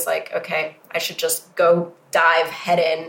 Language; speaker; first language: English; non-native, local second language; Cantonese